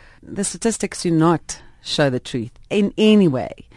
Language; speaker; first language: English; non-native, local second language; Afrikaans